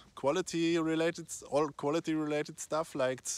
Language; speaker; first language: English; non-native, fluent; German